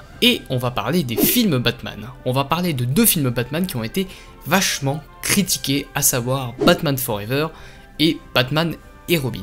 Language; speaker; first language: French; native; French